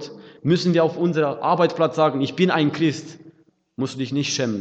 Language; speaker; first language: German; non-native, fluent; Russian